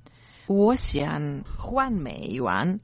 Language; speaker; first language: Chinese; non-native, fluent; Croatian